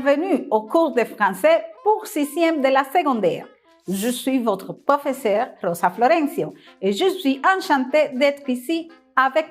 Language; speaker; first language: French; non-native, fluent; Spanish